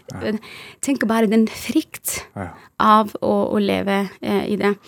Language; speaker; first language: Norwegian; non-native, fluent; Arabic